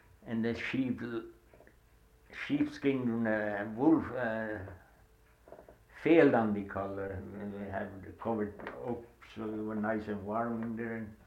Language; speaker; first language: English; non-native, fluent; Swedish